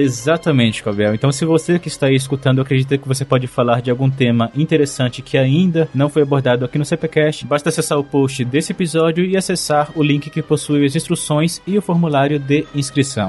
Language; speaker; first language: Portuguese; native; Portuguese